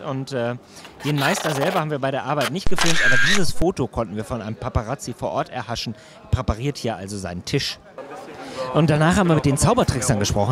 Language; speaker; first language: German; native; German